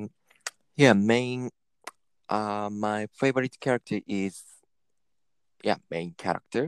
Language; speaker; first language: English; non-native, learner; Japanese